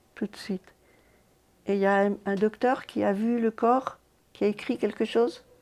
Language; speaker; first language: French; native; French